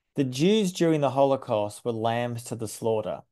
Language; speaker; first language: English; native; English